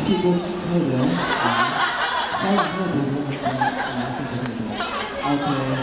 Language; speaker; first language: Korean; non-native, fluent; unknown